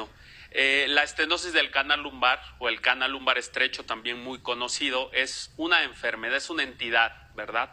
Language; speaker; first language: Spanish; native; Spanish